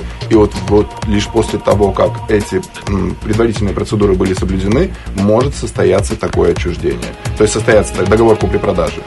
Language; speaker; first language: Russian; native; Russian